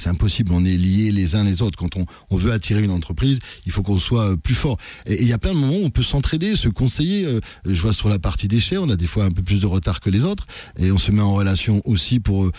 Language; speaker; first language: French; native; French